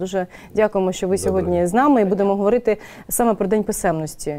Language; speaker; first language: Ukrainian; native; Ukrainian